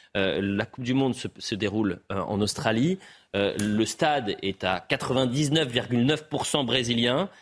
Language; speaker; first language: French; native; French